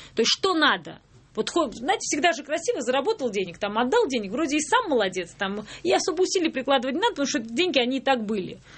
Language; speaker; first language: Russian; non-native, local second language; Georgian